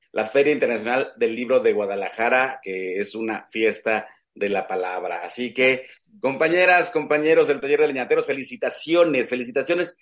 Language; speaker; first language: Spanish; non-native, local second language; Nahuatl languages